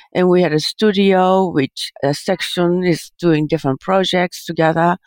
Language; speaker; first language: English; early bilingual, other home language; Japanese